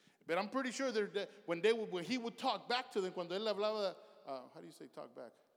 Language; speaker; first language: English; early bilingual, other home language; Spanish